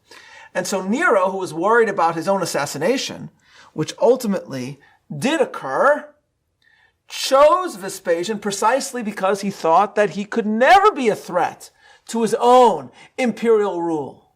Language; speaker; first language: English; native; English